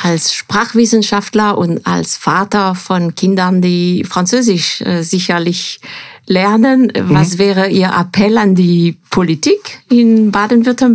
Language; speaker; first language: German; non-native, fluent; French